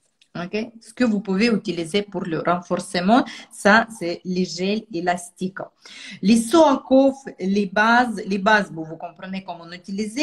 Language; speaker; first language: French; non-native, fluent; Russian